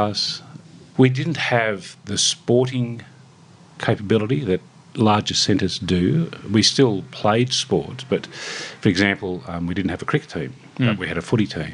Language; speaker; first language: English; native; English